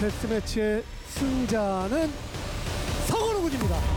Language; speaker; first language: Korean; native; Korean